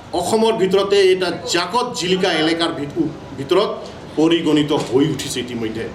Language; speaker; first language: Assamese; non-native, local second language; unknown